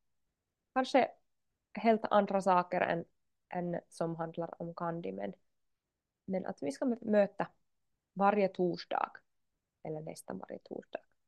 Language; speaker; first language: Swedish; non-native, local second language; Finnish